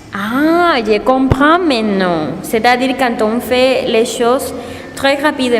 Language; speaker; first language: French; non-native, learner; Spanish